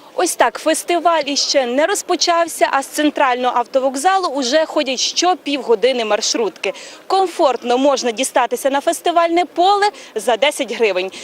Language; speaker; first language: Ukrainian; native; Ukrainian